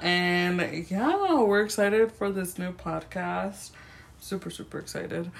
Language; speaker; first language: English; early bilingual, other home language; Spanish